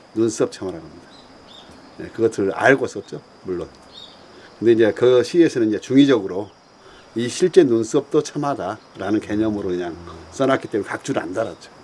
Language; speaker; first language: Korean; native; Korean